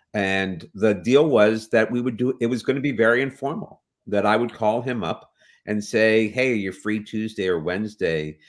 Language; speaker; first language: English; native; English